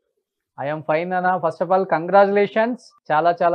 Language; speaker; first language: Telugu; native; Telugu